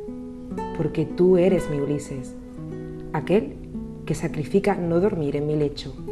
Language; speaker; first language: Spanish; native; Spanish